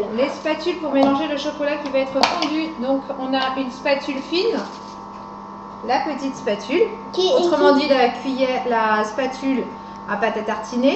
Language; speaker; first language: French; native; French